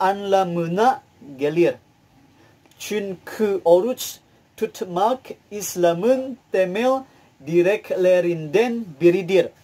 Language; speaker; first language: Turkish; non-native, learner; Indonesian